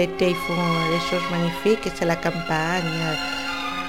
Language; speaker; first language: French; non-native, fluent; Italian